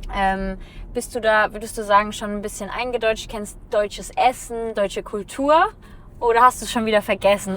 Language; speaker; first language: German; native; German